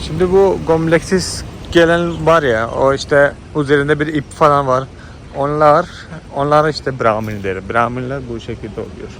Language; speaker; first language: Turkish; non-native, fluent; Malayalam